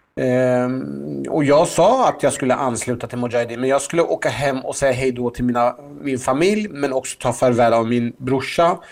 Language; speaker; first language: Swedish; early bilingual, other home language; Persian